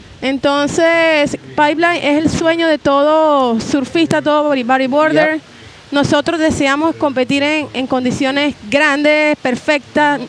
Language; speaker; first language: Spanish; native; Spanish